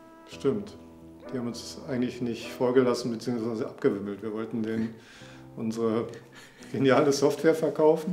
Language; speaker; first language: German; native; German